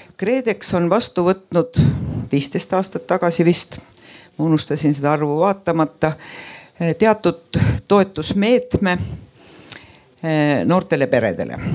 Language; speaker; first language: Estonian; native; Estonian